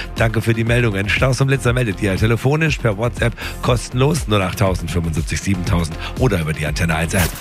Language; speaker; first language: German; native; German